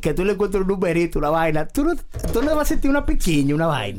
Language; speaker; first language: Spanish; early bilingual, heritage; Spanish